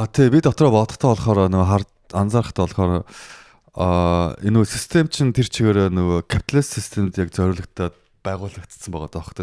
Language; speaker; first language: Mongolian; early bilingual, heritage; Mongolian